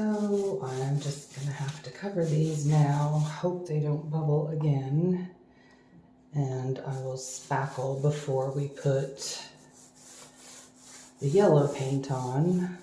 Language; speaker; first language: English; native; English